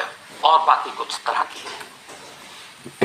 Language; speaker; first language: Hindi; native; Hindi